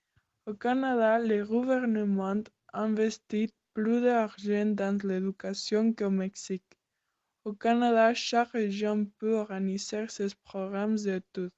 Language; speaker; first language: French; non-native, learner; Spanish